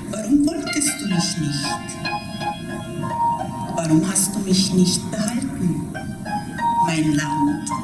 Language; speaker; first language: German; non-native, fluent; Persian